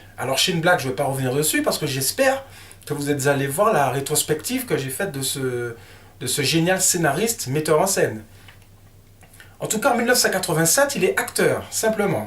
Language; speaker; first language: French; native; French